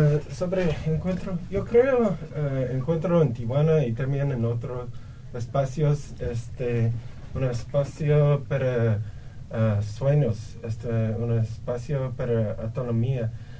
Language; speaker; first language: Spanish; non-native, learner; English